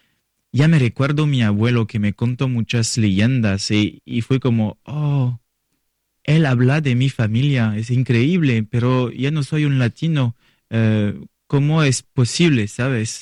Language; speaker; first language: Spanish; non-native, learner; French